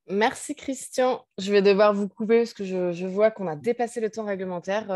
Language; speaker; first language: French; native; French